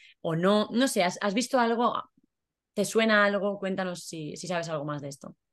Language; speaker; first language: Spanish; native; Spanish